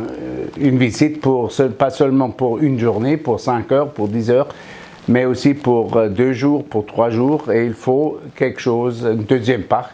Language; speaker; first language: French; non-native, fluent; German